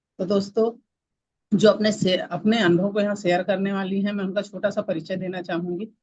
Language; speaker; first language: Hindi; native; Hindi